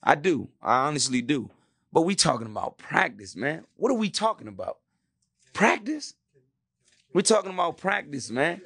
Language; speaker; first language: English; non-native, fluent; German